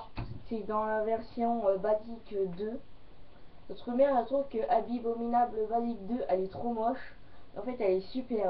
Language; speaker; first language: French; native; French